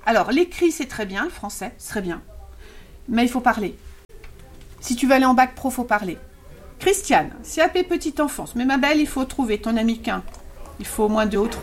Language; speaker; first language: French; native; French